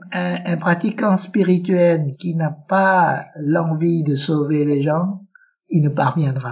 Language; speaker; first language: French; non-native, fluent; Vietnamese